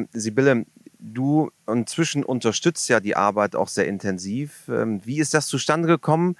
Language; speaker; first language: German; native; German